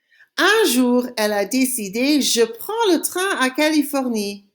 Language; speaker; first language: French; non-native, fluent; English